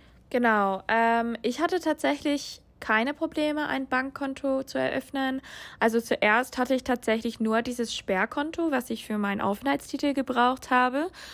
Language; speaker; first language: German; non-native, fluent; English